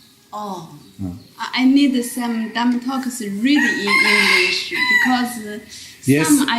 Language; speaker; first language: English; non-native, learner; Chinese